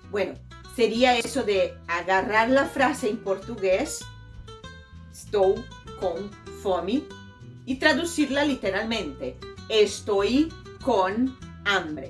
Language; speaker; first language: Spanish; non-native, fluent; Portuguese